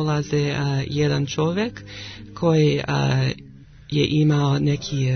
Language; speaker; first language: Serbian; non-native, learner; English